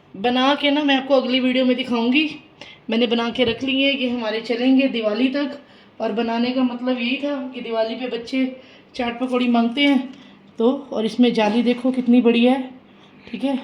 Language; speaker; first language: Hindi; non-native, local second language; Punjabi